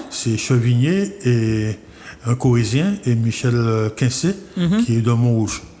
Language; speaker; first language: French; non-native, local second language; Guadeloupean Creole French